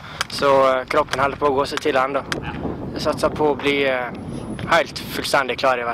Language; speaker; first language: Norwegian; native; Norwegian